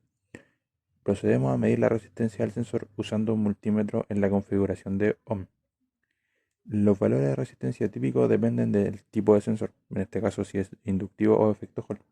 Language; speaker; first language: Spanish; native; Spanish